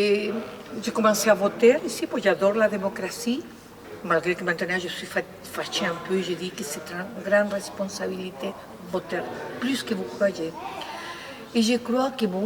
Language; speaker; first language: French; non-native, fluent; Spanish